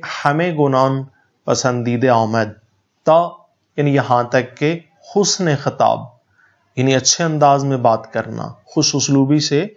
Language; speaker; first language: Urdu; native; Urdu